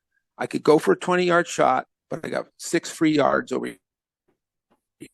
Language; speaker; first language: English; native; English